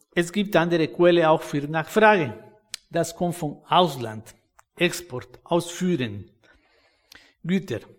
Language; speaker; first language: German; non-native, fluent; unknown